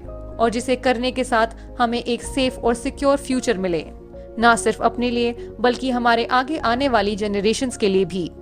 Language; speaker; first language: Hindi; native; Hindi